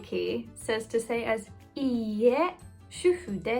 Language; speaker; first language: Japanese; non-native, fluent; English